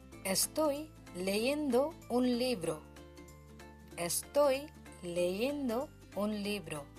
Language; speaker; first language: Spanish; non-native, fluent; Bangla